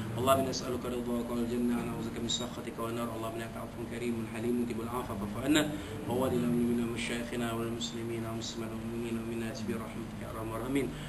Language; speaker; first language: Arabic; non-native, learner; Malay